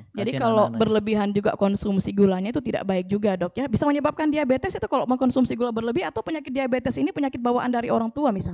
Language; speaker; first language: Indonesian; native; Indonesian